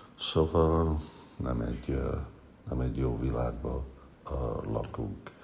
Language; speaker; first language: Hungarian; early bilingual, heritage; Hungarian